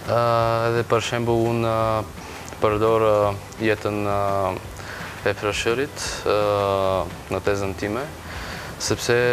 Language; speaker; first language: Albanian; non-native, learner; Bulgarian